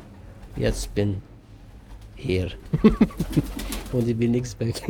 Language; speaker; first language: German; non-native, learner; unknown